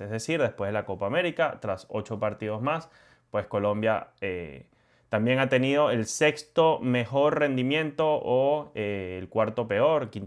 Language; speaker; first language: Spanish; native; Spanish